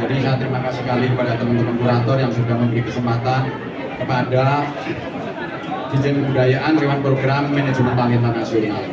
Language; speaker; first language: Indonesian; native; Indonesian